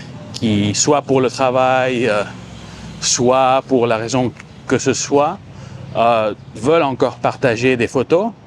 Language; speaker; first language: French; non-native, fluent; Spanish